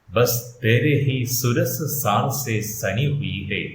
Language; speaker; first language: Hindi; non-native, local second language; Malayalam